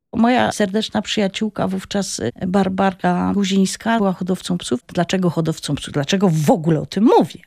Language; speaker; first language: Polish; native; Polish